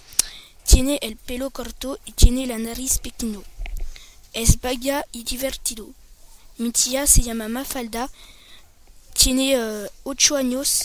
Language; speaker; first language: Spanish; non-native, learner; French